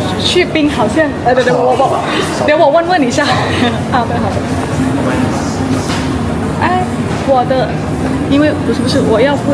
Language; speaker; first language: Chinese; non-native, learner; Thai